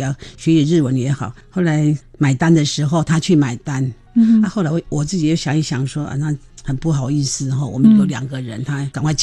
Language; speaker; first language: Chinese; native; Chinese